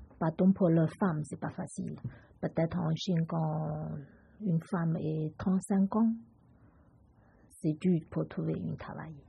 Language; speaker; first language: French; non-native, learner; Chinese